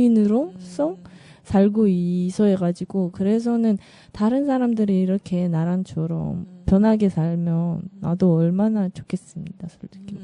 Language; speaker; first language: Korean; non-native, learner; Russian